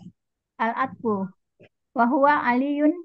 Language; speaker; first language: Arabic; non-native, learner; Indonesian